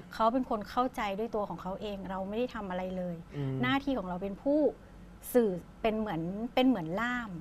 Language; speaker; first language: Thai; native; Thai